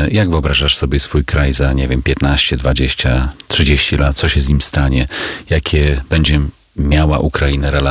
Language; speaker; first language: Polish; native; Polish